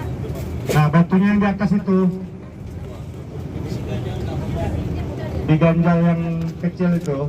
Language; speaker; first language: Indonesian; native; Indonesian